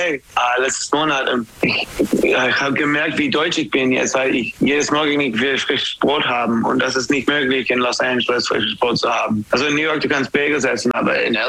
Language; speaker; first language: German; non-native, fluent; English